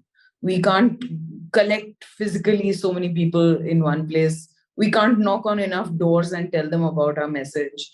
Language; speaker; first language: English; non-native, local second language; Hindi